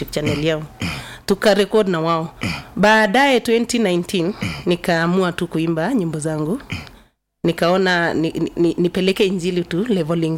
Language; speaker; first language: Swahili; non-native, local second language; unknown